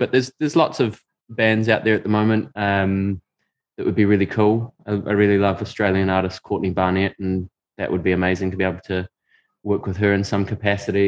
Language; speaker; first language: English; native; English